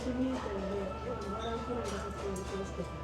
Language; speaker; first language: Japanese; native; Japanese